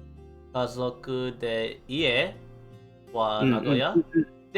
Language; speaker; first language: Japanese; non-native, learner; English